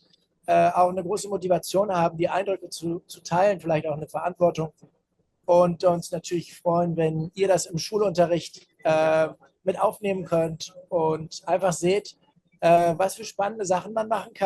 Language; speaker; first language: German; native; German